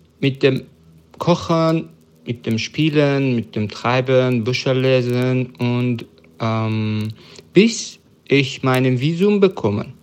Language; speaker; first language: German; non-native, learner; Serbian